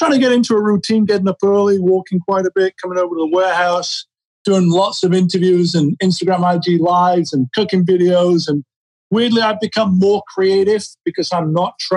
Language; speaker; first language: English; native; English